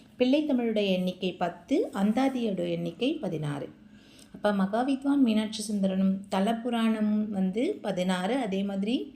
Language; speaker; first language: Tamil; native; Tamil